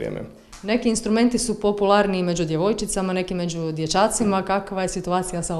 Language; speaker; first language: Croatian; native; Croatian